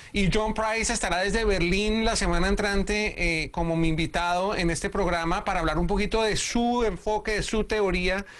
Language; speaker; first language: Spanish; native; Spanish